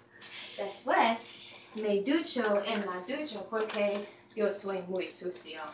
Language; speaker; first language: Spanish; non-native, learner; English